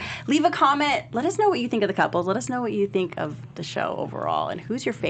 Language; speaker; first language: English; native; English